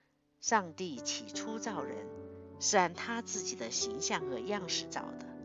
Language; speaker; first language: Chinese; native; Chinese